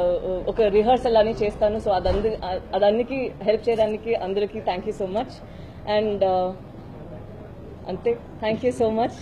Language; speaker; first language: Telugu; non-native, fluent; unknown